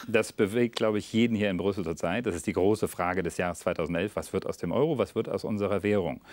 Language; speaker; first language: German; native; German